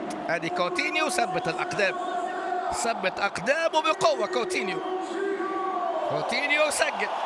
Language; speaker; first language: Arabic; native; Arabic